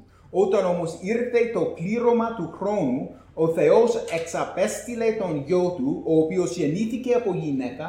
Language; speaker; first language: Greek; non-native, fluent; English